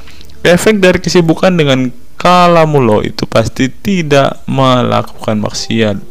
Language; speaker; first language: Indonesian; native; Indonesian